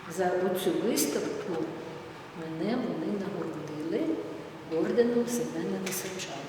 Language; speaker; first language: Ukrainian; native; Ukrainian